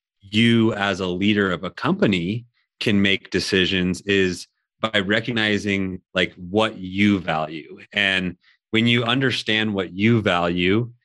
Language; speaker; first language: English; native; English